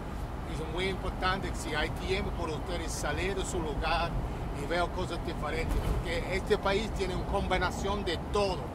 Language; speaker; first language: Spanish; early bilingual, heritage; Spanish